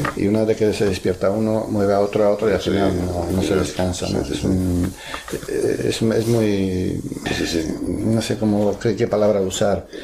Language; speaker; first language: Spanish; native; Spanish